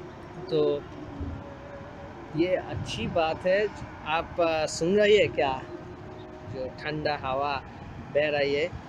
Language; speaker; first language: Hindi; non-native, learner; Bangla